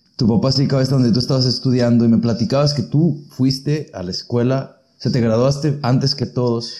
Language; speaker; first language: Spanish; native; Spanish